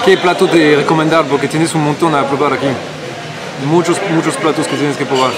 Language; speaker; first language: Spanish; non-native, fluent; French